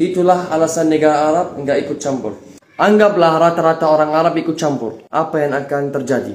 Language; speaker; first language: Indonesian; non-native, fluent; Arabic